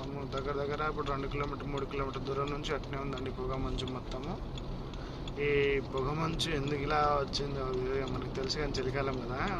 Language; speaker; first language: Telugu; native; Telugu